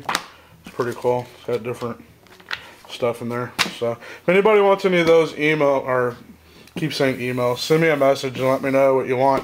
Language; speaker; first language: English; native; English